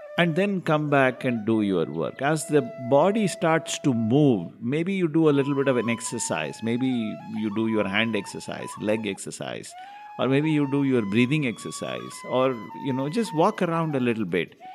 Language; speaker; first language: English; non-native, local second language; Tamil